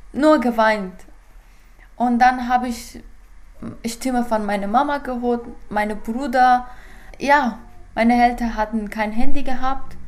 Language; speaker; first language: German; non-native, fluent; Persian